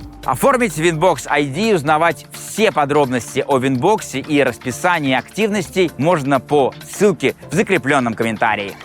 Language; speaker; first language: Russian; native; Russian